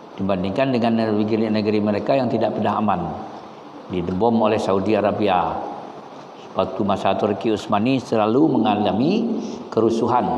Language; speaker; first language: Malay; non-native, local second language; Minangkabau